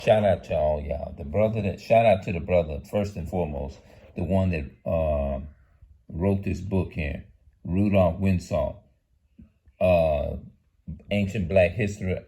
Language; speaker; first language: English; native; English